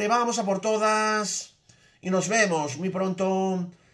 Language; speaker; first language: Spanish; native; Spanish